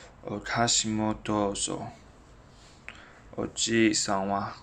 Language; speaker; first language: Japanese; non-native, learner; Chinese